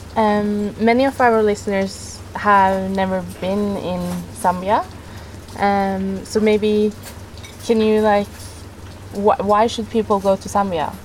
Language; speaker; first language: English; non-native, fluent; Norwegian